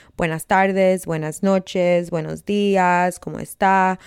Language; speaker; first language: Spanish; early bilingual, heritage; Spanish